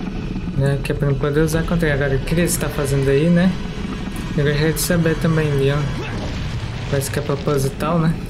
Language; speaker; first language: Portuguese; native; Portuguese